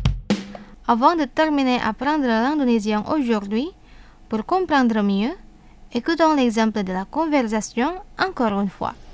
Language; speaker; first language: French; non-native, fluent; Indonesian